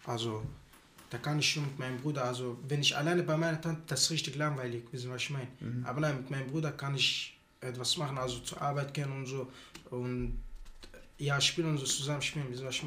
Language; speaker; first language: German; non-native, learner; Arabic